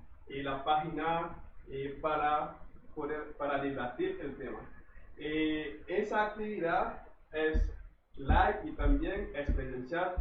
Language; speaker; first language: Spanish; non-native, fluent; Haitian Creole